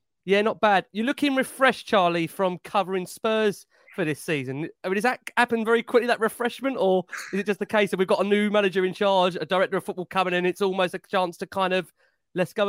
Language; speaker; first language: English; native; English